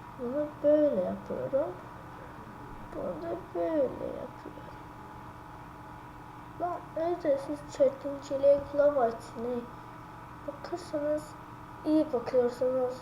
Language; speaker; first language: Turkish; non-native, learner; Azerbaijani